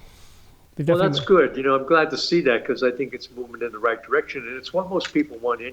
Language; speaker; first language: English; native; English